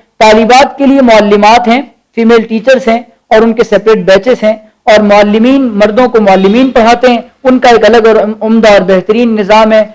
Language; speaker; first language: Urdu; native; Urdu